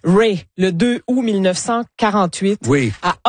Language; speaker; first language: French; native; French